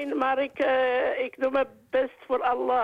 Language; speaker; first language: Dutch; non-native, learner; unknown